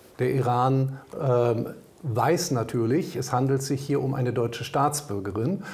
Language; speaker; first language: German; native; German